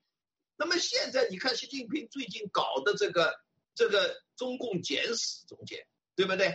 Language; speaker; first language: Chinese; native; Chinese